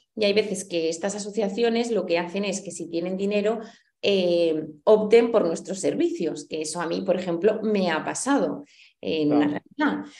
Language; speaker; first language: Spanish; native; Spanish